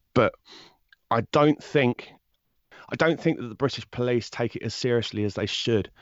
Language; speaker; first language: English; native; English